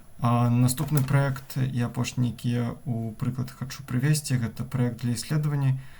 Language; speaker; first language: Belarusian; non-native, local second language; Russian